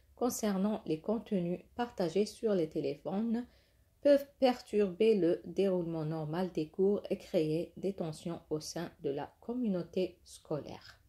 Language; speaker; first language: French; non-native, local second language; Arabic